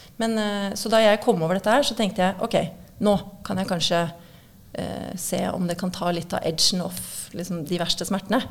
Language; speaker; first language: Norwegian; native; Norwegian